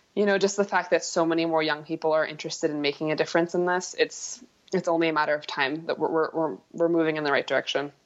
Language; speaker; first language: English; native; English